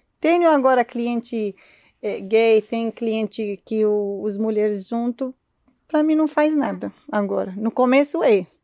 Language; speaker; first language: Portuguese; non-native, learner; Arabic